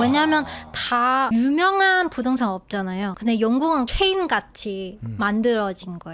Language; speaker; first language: Korean; non-native, fluent; English